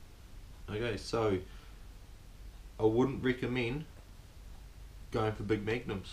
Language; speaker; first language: English; native; English